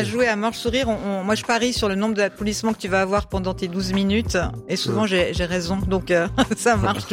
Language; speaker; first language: French; native; French